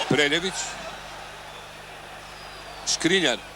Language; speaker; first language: Croatian; native; Croatian